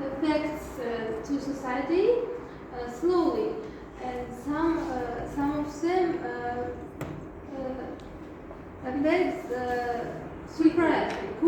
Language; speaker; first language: English; non-native, fluent; Uzbek